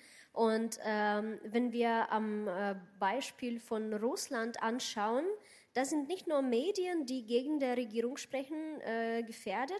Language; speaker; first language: German; non-native, fluent; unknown